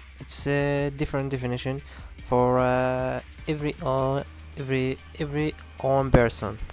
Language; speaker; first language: English; non-native, learner; Arabic